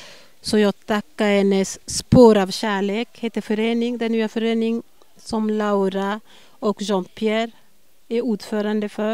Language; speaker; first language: Swedish; non-native, fluent; Lingala